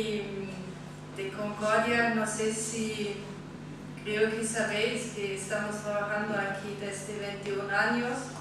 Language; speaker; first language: Spanish; non-native, fluent; German